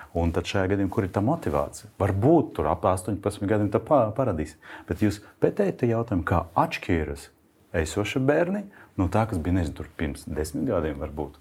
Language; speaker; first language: Latvian; non-native, local second language; Russian